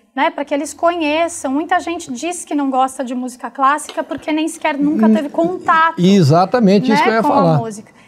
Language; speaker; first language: Portuguese; native; Portuguese